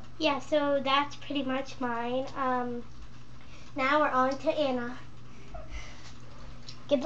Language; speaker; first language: English; native; English